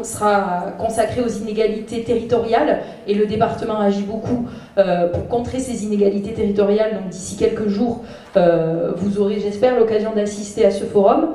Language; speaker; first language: French; native; French